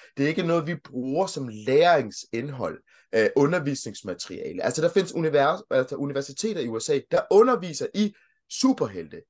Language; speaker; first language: Danish; early bilingual, other home language; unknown